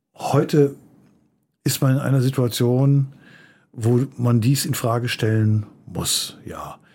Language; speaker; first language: German; native; German